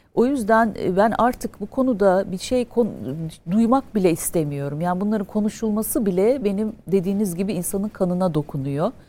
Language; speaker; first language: Turkish; native; Turkish